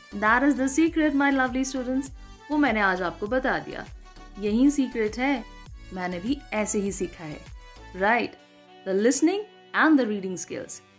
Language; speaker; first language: Hindi; native; Hindi